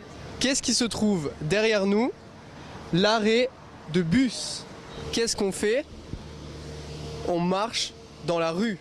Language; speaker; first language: French; native; French